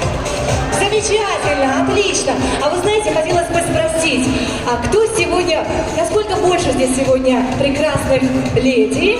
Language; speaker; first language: Russian; native; Russian